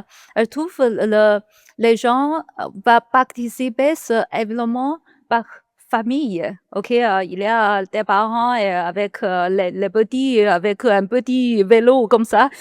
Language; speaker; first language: French; non-native, learner; Chinese